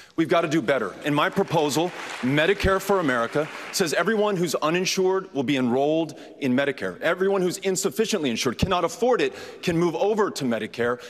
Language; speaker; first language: English; native; English